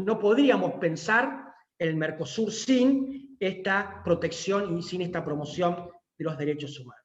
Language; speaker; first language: Spanish; native; Spanish